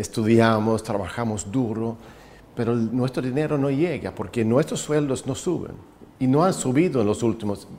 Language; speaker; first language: Spanish; non-native, fluent; Swedish